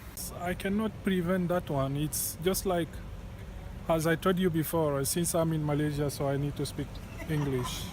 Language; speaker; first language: English; non-native, fluent; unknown